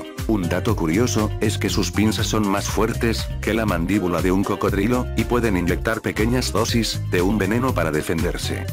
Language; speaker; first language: Spanish; native; Spanish